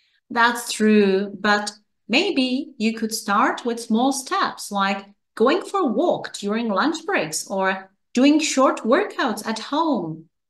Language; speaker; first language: English; non-native, fluent; Czech